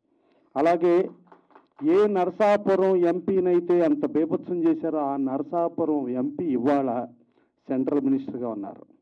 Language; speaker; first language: Telugu; native; Telugu